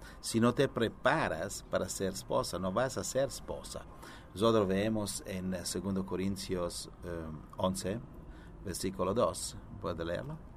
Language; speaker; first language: Spanish; non-native, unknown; Italian